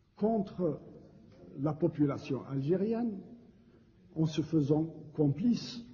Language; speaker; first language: French; non-native, local second language; Kabyle